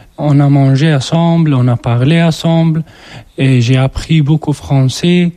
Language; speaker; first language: French; non-native, learner; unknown